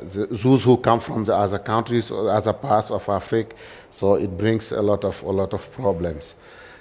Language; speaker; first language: English; non-native, learner; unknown